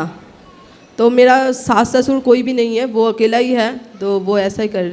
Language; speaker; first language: Hindi; non-native, local second language; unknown